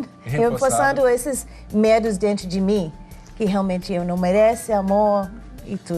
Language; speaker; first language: Portuguese; non-native, learner; English